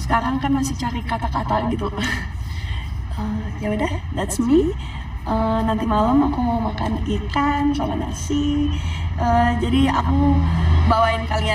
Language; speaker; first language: Indonesian; early bilingual, other home language; Dutch